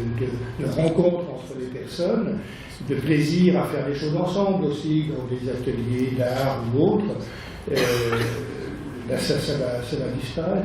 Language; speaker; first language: French; native; French